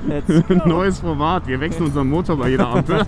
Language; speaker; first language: German; native; German